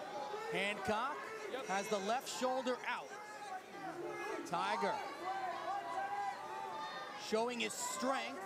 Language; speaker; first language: English; native; English